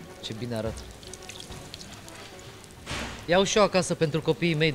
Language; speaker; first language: Romanian; native; Romanian